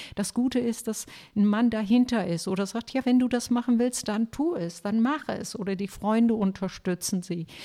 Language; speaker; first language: German; non-native, fluent; Turkish